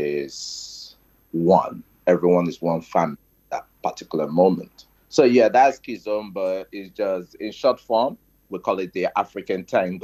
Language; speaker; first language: English; non-native, local second language; Igbo